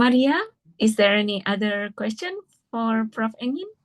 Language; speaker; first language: English; non-native, fluent; Indonesian